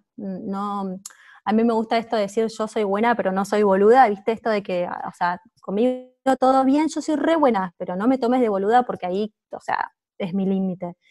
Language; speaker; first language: Spanish; native; Spanish